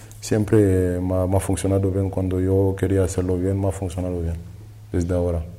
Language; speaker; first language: Spanish; non-native, learner; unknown